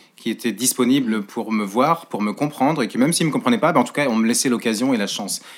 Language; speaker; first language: French; native; French